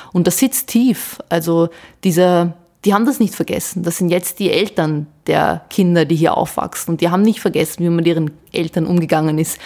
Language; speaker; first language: German; early bilingual, other home language; Bosnian